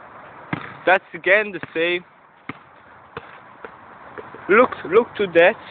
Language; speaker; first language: English; non-native, learner; Dutch